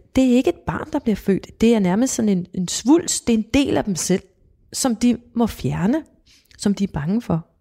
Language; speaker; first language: Danish; native; Danish